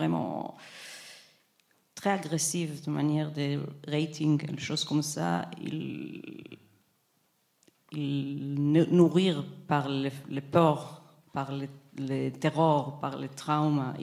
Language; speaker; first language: French; non-native, fluent; Hebrew